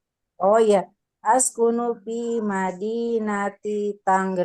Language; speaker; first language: Arabic; non-native, learner; Indonesian